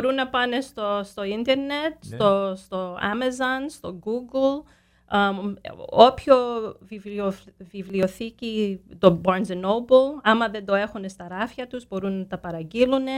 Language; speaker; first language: Greek; early bilingual, heritage; Greek